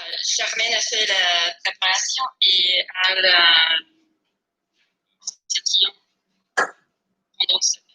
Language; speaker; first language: French; non-native, learner; English